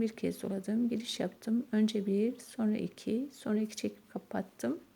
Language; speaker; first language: Turkish; native; Turkish